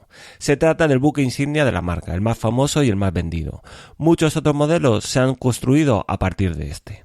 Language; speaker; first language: Spanish; native; Spanish